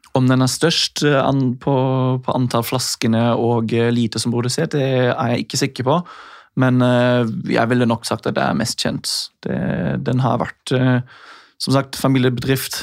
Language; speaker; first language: Norwegian; non-native, fluent; English